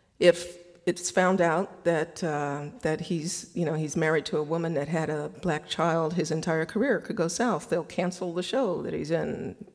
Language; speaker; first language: English; native; English